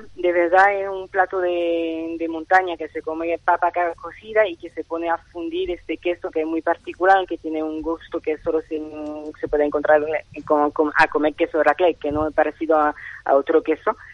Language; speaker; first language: Spanish; non-native, fluent; French